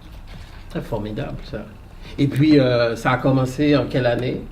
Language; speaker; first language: French; native; French